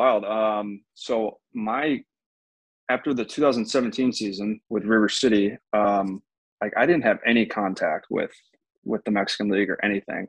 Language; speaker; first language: English; native; English